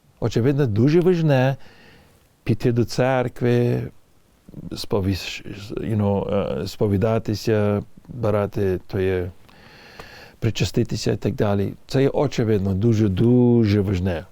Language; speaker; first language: Ukrainian; early bilingual, heritage; English